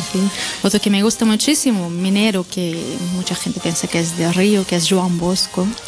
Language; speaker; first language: Spanish; non-native, fluent; Portuguese